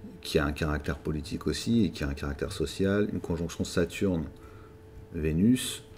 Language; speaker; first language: French; native; French